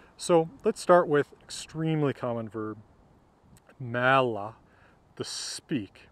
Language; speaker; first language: English; native; English